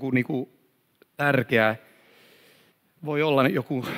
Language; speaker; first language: Finnish; non-native, fluent; Swedish